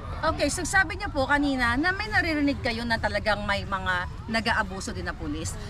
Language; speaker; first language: Filipino; native; Filipino